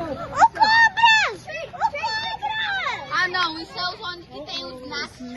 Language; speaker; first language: Portuguese; early bilingual, heritage; Portuguese